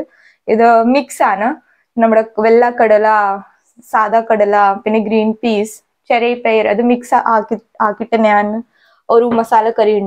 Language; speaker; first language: Malayalam; non-native, learner; Hindi